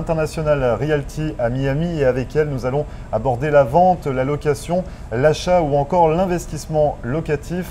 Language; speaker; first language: French; native; French